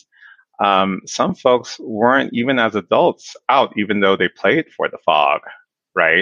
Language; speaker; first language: English; native; English